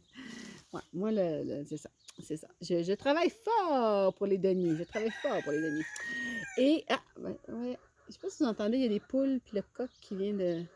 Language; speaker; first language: French; native; French